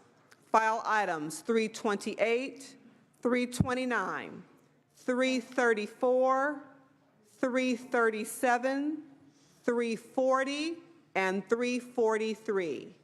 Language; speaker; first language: English; native; English